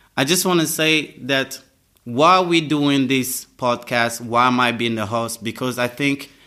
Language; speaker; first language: English; non-native, fluent; French